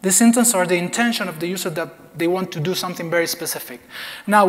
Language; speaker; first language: English; non-native, fluent; Spanish